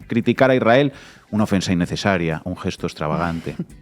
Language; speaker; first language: Spanish; native; Spanish